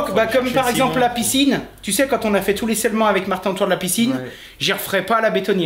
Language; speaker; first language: French; native; French